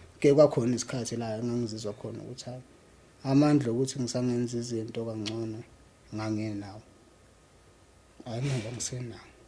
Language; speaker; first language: Zulu; native; Zulu